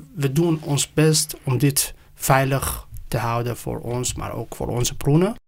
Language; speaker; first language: Dutch; non-native, fluent; Persian